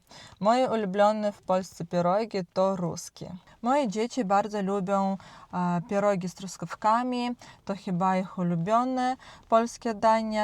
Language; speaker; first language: Polish; non-native, learner; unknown